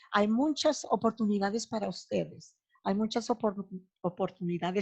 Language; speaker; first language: Spanish; native; Spanish